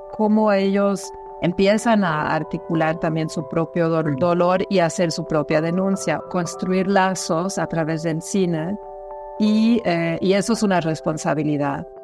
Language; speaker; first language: Spanish; non-native, fluent; German